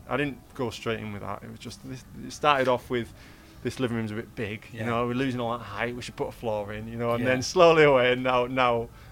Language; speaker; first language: English; native; English